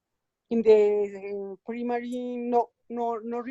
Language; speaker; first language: English; non-native, learner; Spanish